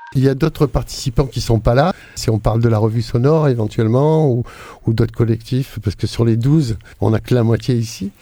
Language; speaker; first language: French; native; French